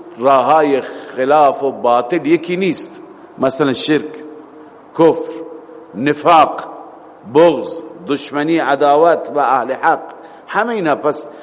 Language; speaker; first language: Persian; native; Persian